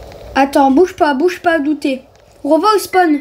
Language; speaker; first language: French; native; French